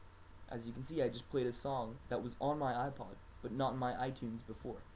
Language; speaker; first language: English; native; English